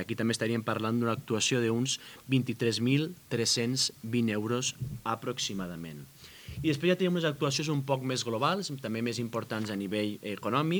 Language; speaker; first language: Catalan; native; Catalan